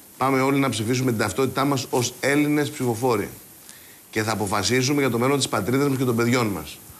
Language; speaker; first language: Greek; native; Greek